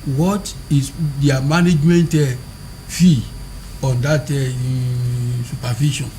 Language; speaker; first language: English; non-native, local second language; Yoruba